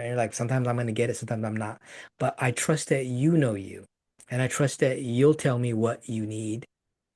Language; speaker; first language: English; native; English